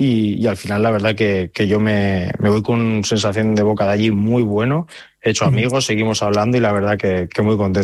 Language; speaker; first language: Spanish; native; Spanish